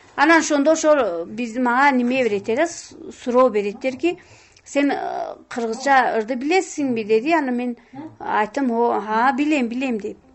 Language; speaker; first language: Kyrgyz; non-native, local second language; Tajik